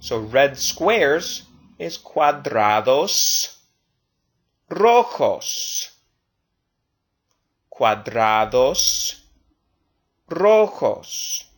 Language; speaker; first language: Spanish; non-native, fluent; English